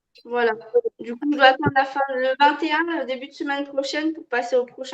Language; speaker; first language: French; native; French